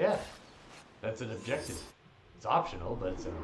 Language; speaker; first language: English; native; English